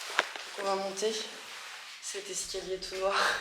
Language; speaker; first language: French; native; French